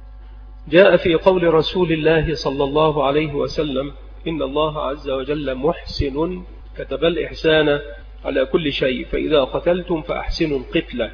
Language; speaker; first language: Arabic; native; Arabic